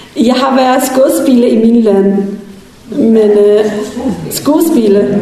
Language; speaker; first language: Danish; non-native, learner; Kurdish